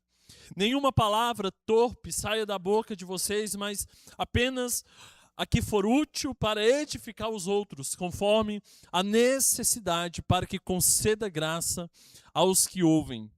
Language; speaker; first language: Portuguese; native; Portuguese